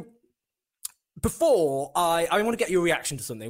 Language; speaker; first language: English; native; English